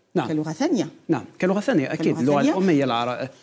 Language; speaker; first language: Arabic; non-native, local second language; Kabyle